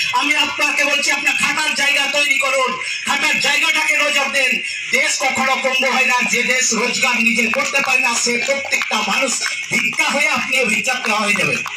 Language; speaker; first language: Bangla; non-native, local second language; Santali